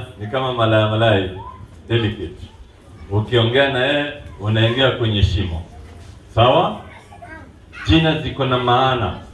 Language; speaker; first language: Swahili; non-native, local second language; Luo (Kenya and Tanzania)